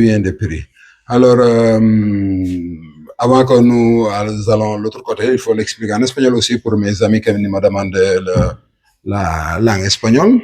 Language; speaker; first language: French; non-native, local second language; Wolof